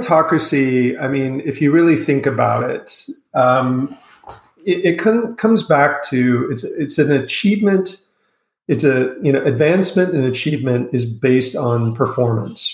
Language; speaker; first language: English; native; English